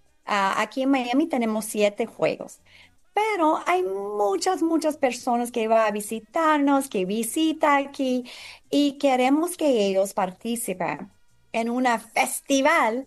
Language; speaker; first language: Spanish; non-native, fluent; English